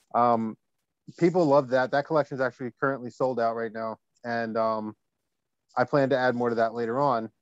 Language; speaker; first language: English; native; English